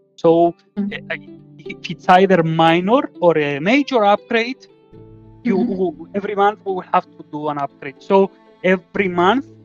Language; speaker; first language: English; non-native, fluent; Greek